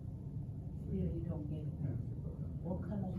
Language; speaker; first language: English; non-native, learner; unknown